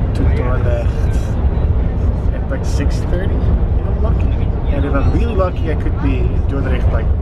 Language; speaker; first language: English; non-native, fluent; Dutch